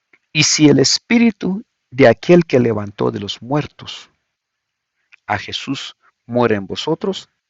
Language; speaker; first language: Spanish; native; Spanish